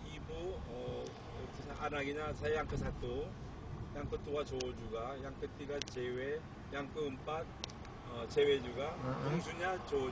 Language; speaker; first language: Indonesian; non-native, learner; Korean